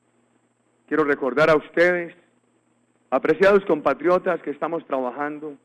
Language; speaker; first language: Spanish; native; Spanish